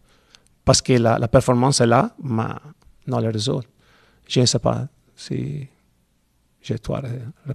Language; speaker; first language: French; non-native, learner; Italian